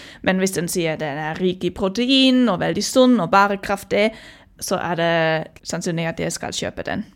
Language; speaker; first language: Norwegian; non-native, fluent; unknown